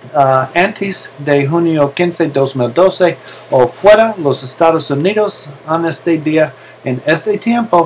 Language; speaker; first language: Spanish; non-native, learner; English